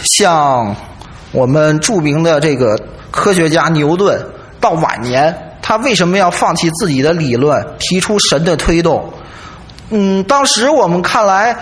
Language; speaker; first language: Chinese; native; Chinese